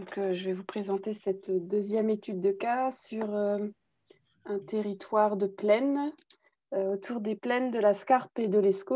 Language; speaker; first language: French; native; French